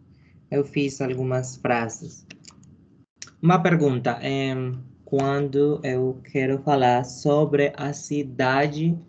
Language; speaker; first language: Portuguese; non-native, learner; Spanish